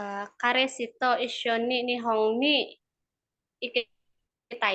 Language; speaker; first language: Japanese; non-native, learner; Indonesian